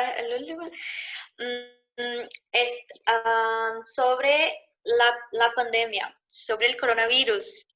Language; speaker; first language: Spanish; non-native, learner; Portuguese